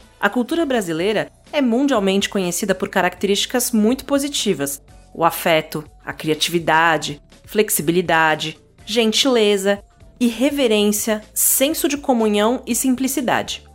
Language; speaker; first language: Portuguese; native; Portuguese